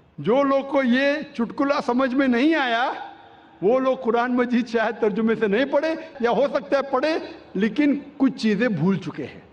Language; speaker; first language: Urdu; non-native, local second language; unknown